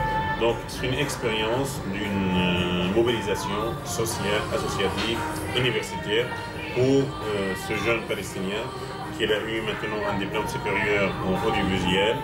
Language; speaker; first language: French; non-native, fluent; Arabic